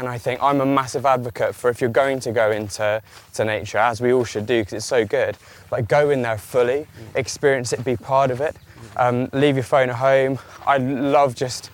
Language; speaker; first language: English; native; English